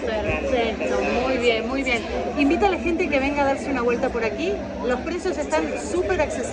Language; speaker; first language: Spanish; native; Spanish